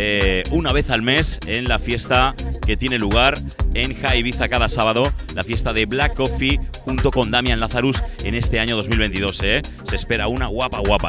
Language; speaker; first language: Spanish; native; Spanish